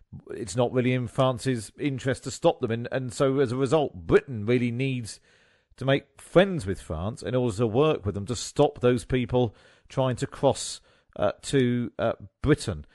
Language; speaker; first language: English; native; English